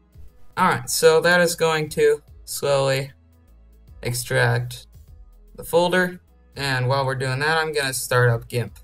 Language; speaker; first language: English; native; English